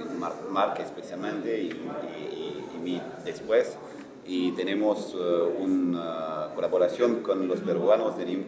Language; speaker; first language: Spanish; non-native, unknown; French